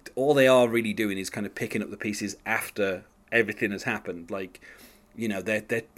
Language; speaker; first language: English; native; English